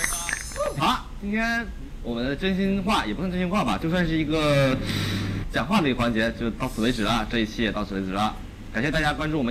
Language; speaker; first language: Chinese; native; Chinese